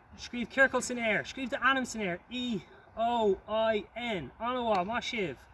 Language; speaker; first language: Irish; non-native, local second language; English